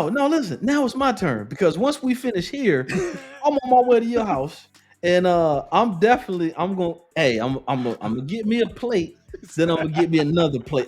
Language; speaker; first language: English; native; English